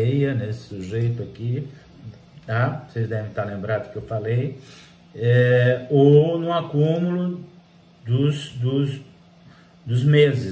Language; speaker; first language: Portuguese; native; Portuguese